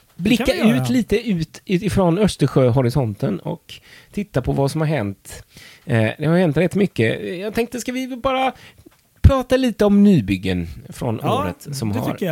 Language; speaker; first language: Swedish; native; Swedish